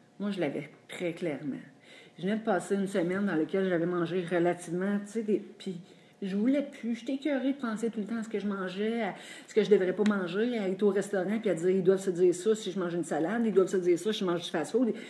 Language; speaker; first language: French; native; French